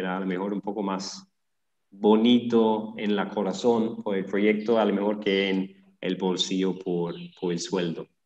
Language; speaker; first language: Spanish; non-native, fluent; English